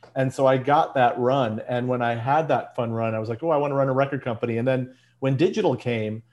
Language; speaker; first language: English; native; English